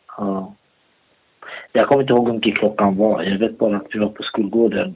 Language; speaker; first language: Swedish; early bilingual, other home language; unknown